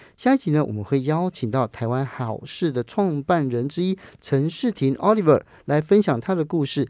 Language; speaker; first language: Chinese; native; Chinese